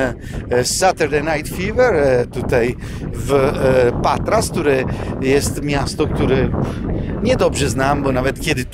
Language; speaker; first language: Polish; non-native, fluent; Italian